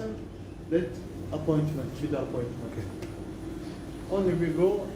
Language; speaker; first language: English; non-native, learner; Turkish